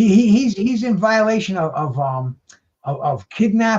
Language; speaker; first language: English; native; English